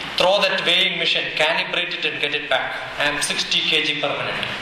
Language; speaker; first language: English; non-native, local second language; Malayalam